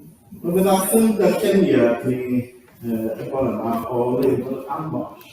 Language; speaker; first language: Welsh; native; Welsh